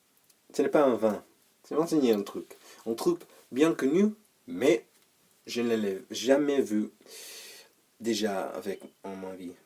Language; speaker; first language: French; non-native, learner; English